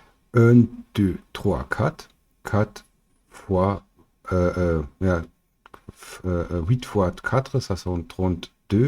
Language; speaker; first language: French; non-native, learner; German